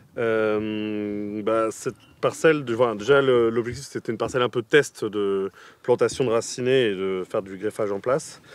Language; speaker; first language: French; native; French